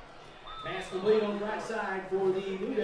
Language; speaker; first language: English; native; English